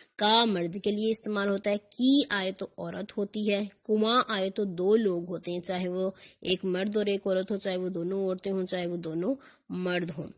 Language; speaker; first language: Urdu; native; Urdu